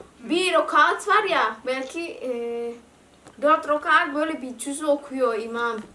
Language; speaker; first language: Turkish; non-native, learner; Indonesian